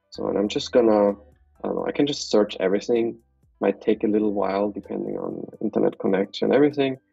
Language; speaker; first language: English; non-native, fluent; German